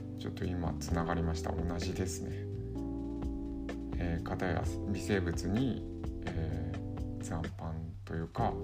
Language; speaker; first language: Japanese; native; Japanese